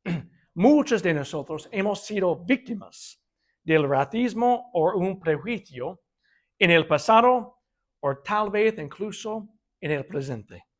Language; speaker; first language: Spanish; non-native, fluent; English